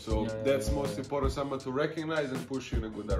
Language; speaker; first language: English; non-native, fluent; Serbian